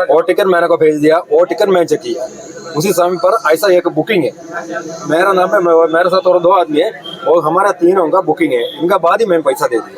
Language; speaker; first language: Hindi; non-native, local second language; Malayalam